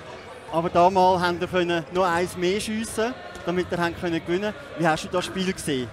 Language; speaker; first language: German; native; German